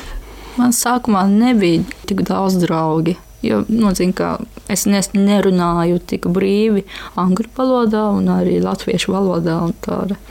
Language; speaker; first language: Latvian; non-native, learner; Japanese